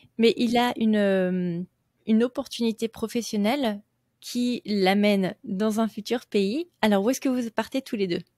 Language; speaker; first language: French; native; French